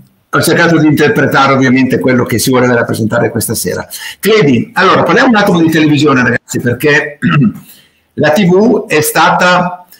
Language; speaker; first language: Italian; native; Italian